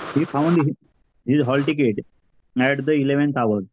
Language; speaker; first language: English; non-native, local second language; Marathi